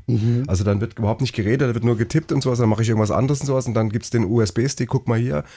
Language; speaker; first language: German; native; German